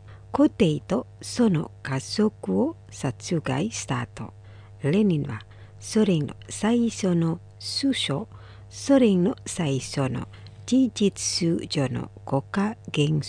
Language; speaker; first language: Japanese; non-native, fluent; Indonesian